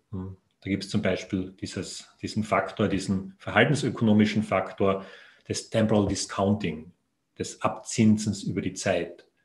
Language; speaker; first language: German; native; German